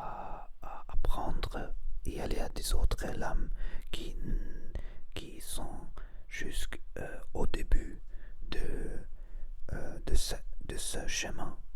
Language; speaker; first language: French; non-native, learner; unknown